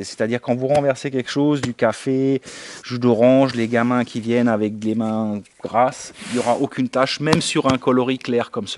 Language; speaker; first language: French; native; French